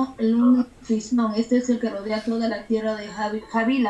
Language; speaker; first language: Spanish; native; Spanish